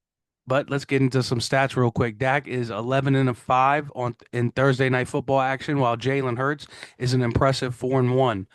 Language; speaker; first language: English; native; English